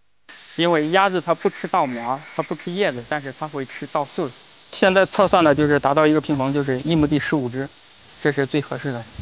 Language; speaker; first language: Chinese; native; Chinese